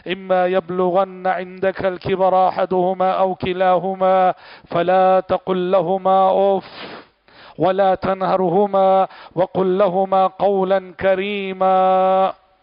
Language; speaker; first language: Urdu; native; Urdu